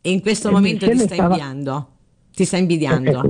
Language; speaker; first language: Italian; native; Italian